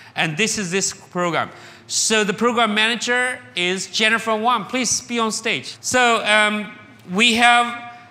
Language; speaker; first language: English; non-native, fluent; Chinese